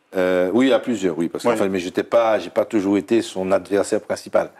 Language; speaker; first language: French; native; French